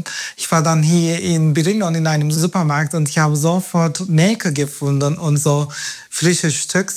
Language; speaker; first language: German; non-native, fluent; Turkish